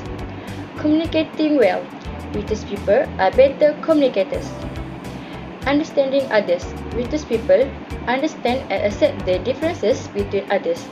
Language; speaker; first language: English; non-native, local second language; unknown